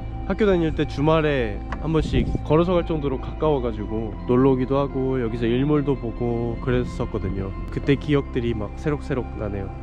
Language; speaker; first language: Korean; native; Korean